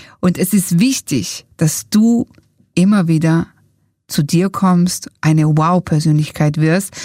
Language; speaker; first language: German; early bilingual, other home language; Italian